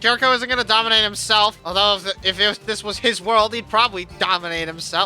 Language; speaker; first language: English; native; English